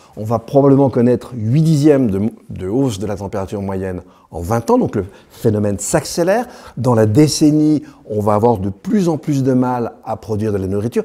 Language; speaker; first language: French; native; French